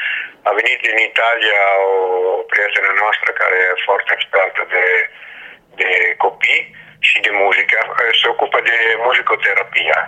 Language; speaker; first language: Romanian; non-native, learner; Italian